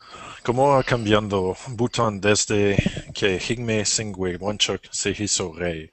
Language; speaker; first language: Spanish; non-native, learner; French